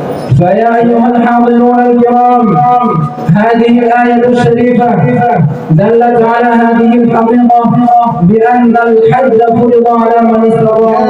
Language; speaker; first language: Arabic; non-native, learner; Bangla